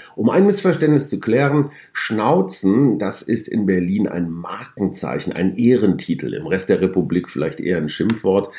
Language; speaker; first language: German; native; German